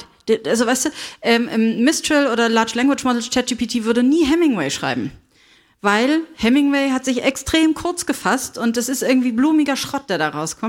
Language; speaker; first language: German; native; German